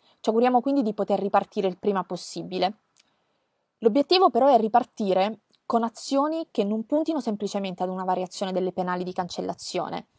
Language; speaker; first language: Italian; native; Italian